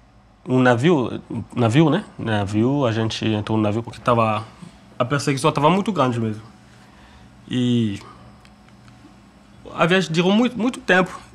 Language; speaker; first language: Portuguese; non-native, fluent; French